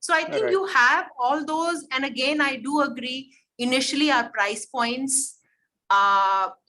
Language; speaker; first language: English; non-native, local second language; Hindi